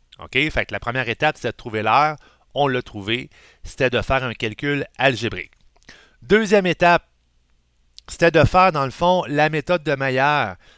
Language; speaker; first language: French; native; French